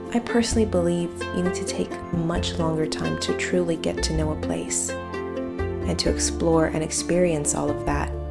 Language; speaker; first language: English; native; English